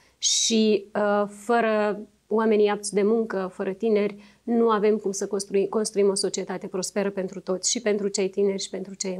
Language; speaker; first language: Romanian; native; Romanian